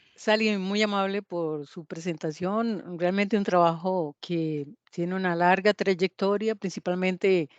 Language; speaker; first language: Spanish; native; Spanish